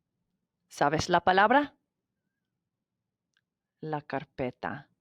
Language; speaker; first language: Spanish; non-native, fluent; English